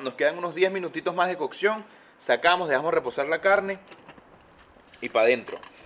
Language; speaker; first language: Spanish; native; Spanish